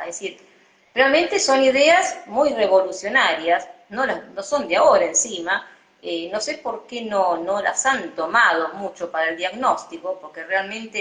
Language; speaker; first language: Spanish; native; Spanish